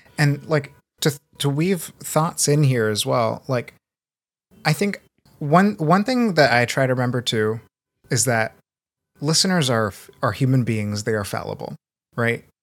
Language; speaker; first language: English; early bilingual, other home language; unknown